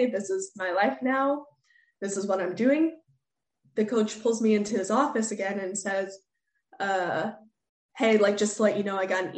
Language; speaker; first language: English; native; English